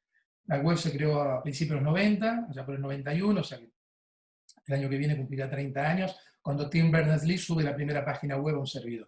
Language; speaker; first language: Spanish; native; Spanish